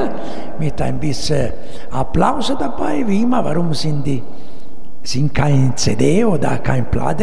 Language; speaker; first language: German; non-native, learner; Italian